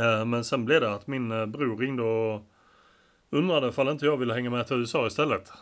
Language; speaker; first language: Swedish; native; Swedish